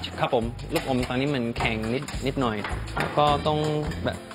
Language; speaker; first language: Thai; non-native, fluent; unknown